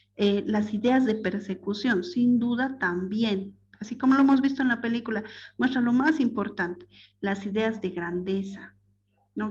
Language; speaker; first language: Spanish; native; Spanish